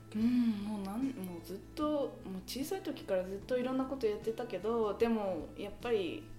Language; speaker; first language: Japanese; early bilingual, heritage; English